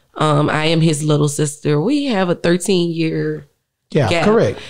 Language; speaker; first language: English; native; English